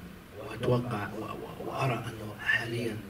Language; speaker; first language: Arabic; native; Arabic